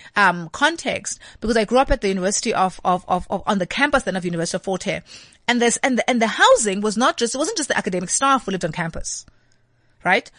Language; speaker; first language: English; non-native, local second language; Xhosa